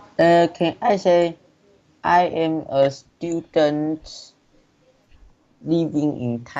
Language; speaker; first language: English; non-native, learner; Chinese